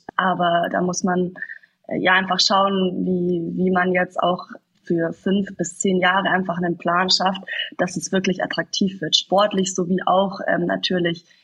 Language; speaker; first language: German; native; German